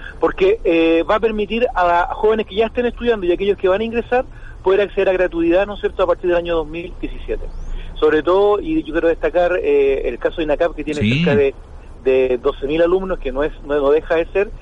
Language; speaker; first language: Spanish; native; Spanish